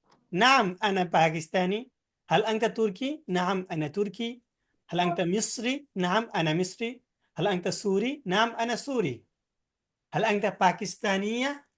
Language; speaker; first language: Arabic; non-native, fluent; Bangla